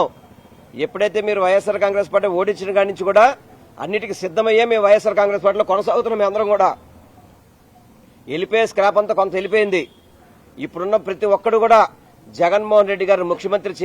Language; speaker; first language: Telugu; native; Telugu